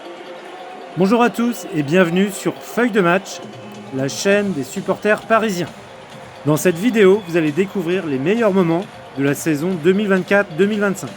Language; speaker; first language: French; native; French